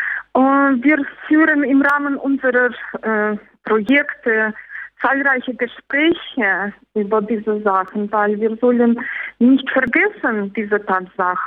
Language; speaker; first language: German; non-native, fluent; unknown